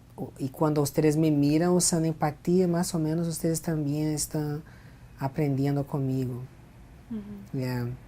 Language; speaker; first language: Spanish; non-native, fluent; Portuguese